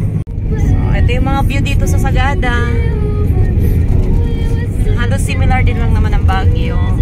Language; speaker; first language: Filipino; native; Filipino